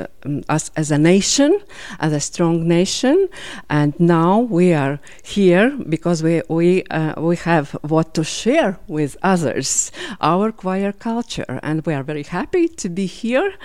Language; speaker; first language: English; non-native, fluent; Latvian